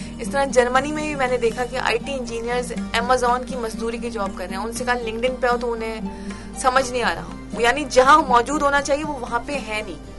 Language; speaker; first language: Urdu; native; Urdu